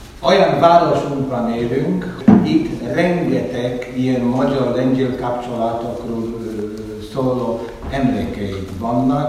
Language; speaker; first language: Hungarian; non-native, fluent; Polish